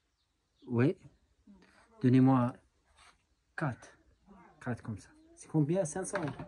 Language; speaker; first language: French; non-native, learner; Arabic